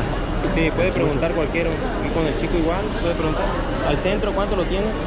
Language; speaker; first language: Spanish; native; Spanish